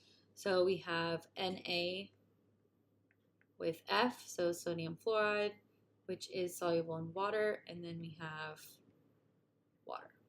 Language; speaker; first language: English; native; English